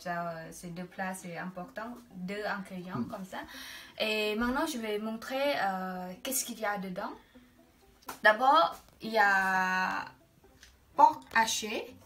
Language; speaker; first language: French; non-native, learner; Khmer